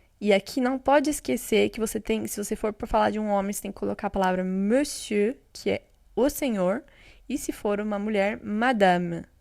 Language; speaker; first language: Portuguese; native; Portuguese